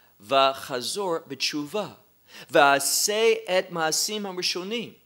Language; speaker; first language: Hebrew; non-native, fluent; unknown